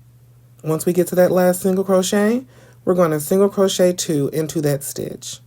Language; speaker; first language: English; native; English